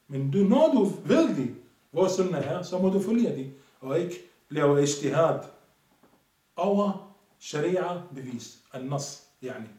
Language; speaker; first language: Danish; non-native, fluent; Arabic